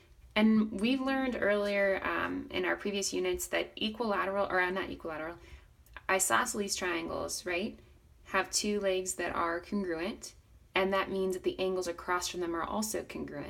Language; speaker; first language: English; native; English